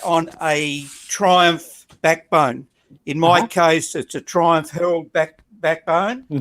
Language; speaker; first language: English; native; English